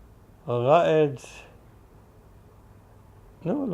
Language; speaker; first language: Hebrew; early bilingual, other home language; German